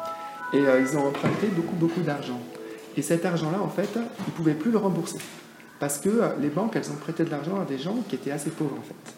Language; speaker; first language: French; native; French